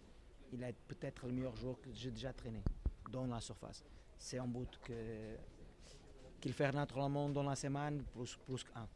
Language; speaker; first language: French; non-native, learner; Portuguese